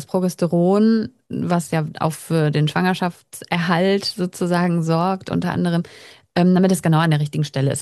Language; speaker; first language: German; native; German